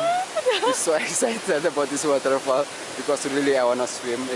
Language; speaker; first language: English; non-native, learner; Indonesian